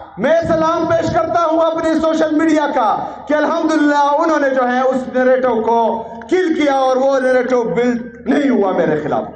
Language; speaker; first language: Urdu; non-native, local second language; Pashto